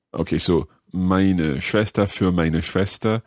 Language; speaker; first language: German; non-native, learner; English